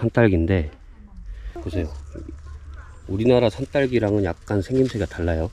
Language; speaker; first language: Korean; native; Korean